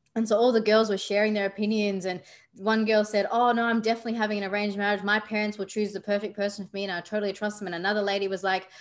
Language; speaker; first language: English; native; English